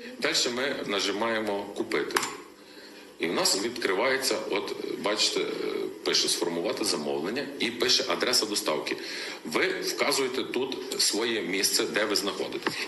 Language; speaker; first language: Ukrainian; native; Ukrainian